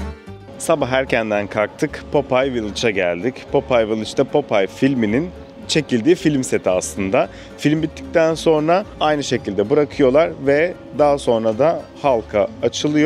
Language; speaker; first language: Turkish; native; Turkish